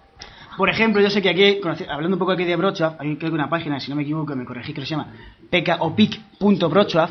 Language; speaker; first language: Spanish; native; Spanish